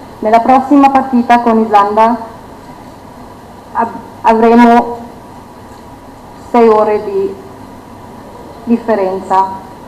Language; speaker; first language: Italian; non-native, fluent; Turkish